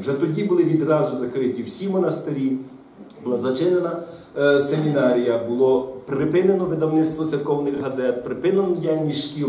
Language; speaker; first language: Ukrainian; native; Ukrainian